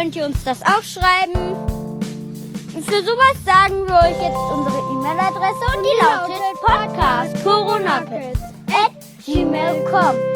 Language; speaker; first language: German; native; German